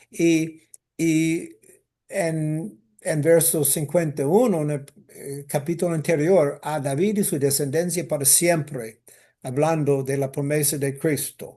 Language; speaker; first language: Spanish; non-native, fluent; English